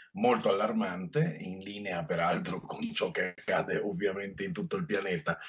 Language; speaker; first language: Italian; native; Italian